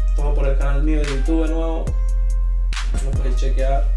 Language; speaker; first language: Spanish; early bilingual, other home language; English